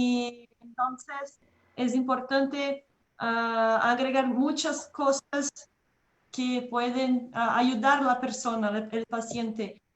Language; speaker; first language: Spanish; non-native, learner; Portuguese